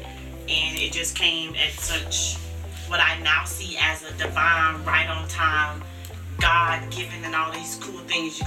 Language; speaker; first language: English; native; English